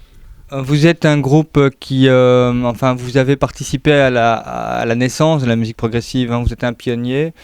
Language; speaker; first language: French; native; French